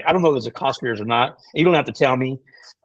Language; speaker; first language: English; native; English